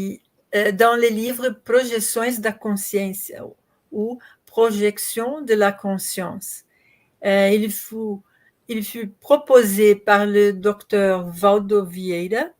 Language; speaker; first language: French; non-native, learner; Portuguese